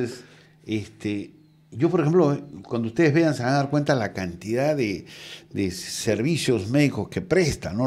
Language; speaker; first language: Spanish; native; Spanish